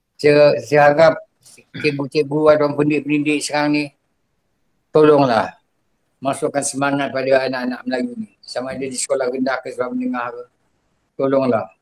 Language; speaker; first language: Malay; non-native, local second language; Javanese